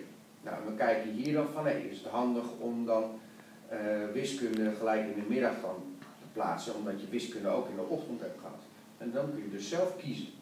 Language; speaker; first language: Dutch; native; Dutch